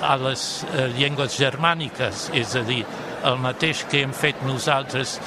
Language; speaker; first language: Catalan; non-native, fluent; German